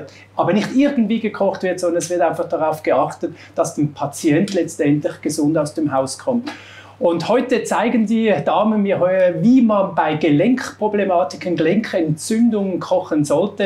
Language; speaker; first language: German; native; German